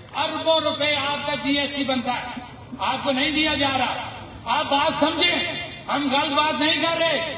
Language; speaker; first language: Urdu; non-native, local second language; Pahari-Potwari